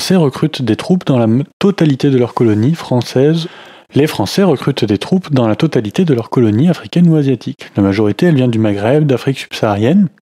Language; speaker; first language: French; native; French